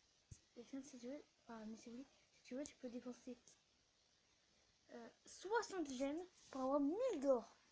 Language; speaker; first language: French; native; French